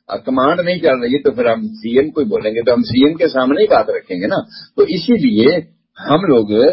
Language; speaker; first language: Hindi; non-native, local second language; Punjabi